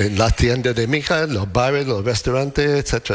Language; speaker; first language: Spanish; non-native, learner; English